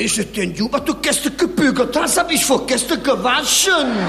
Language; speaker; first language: German; native; German